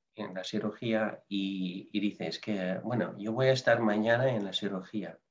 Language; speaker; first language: Spanish; non-native, fluent; Dutch